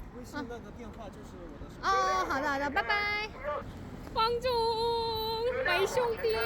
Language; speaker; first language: Chinese; non-native, fluent; Korean